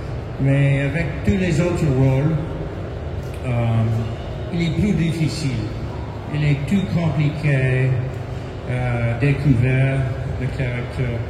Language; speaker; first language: French; non-native, learner; English